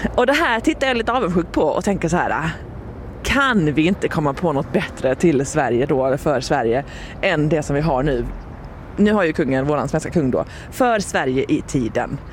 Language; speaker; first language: Swedish; native; Swedish